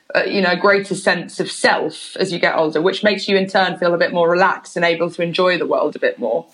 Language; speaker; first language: English; native; English